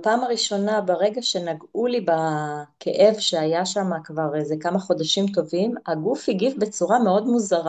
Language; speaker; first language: Hebrew; native; Hebrew